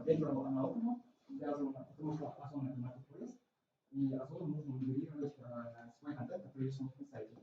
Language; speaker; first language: Russian; native; Russian